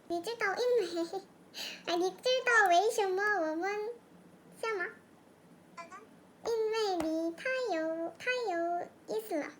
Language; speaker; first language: Chinese; non-native, learner; Korean